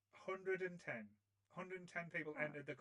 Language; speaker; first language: English; native; English